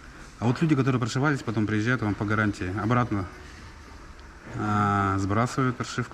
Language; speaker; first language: Russian; native; Russian